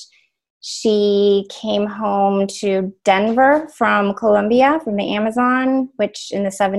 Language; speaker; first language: English; native; English